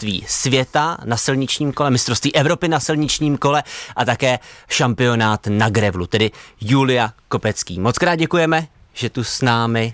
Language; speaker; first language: Czech; native; Czech